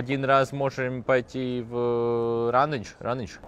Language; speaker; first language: Russian; non-native, local second language; Latvian